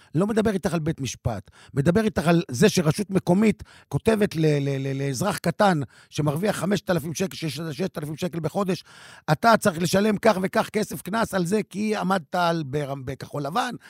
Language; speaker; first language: Hebrew; native; Hebrew